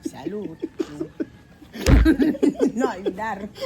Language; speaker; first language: Spanish; non-native, learner; Filipino